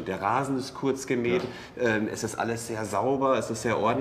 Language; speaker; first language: German; native; German